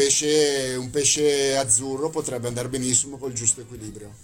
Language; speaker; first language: Italian; native; Italian